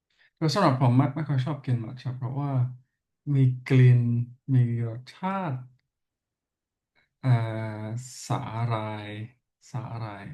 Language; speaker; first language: Thai; non-native, learner; English